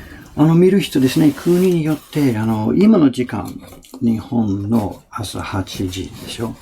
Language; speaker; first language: Japanese; non-native, fluent; English